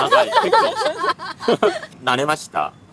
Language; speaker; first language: Japanese; non-native, fluent; Cantonese